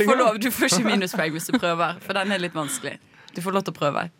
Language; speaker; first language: Norwegian; native; Norwegian